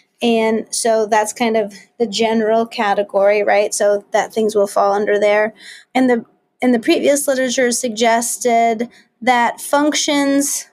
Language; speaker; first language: English; native; English